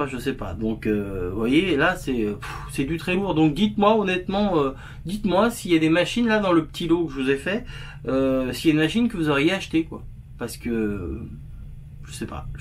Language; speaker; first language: French; native; French